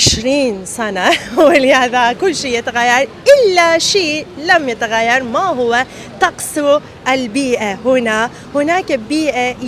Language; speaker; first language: Arabic; non-native, fluent; Turkish